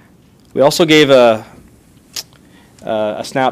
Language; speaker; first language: English; native; English